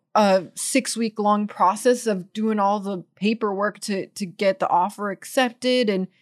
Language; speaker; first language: English; native; English